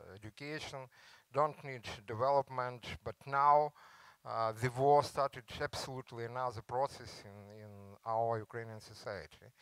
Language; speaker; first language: English; non-native, learner; Ukrainian